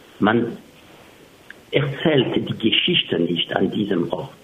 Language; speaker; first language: German; non-native, fluent; French